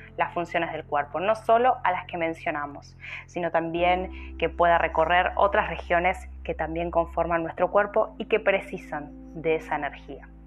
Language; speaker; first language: Spanish; native; Spanish